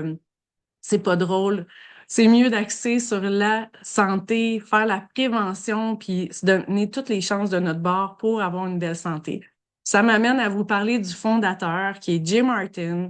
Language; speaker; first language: French; native; French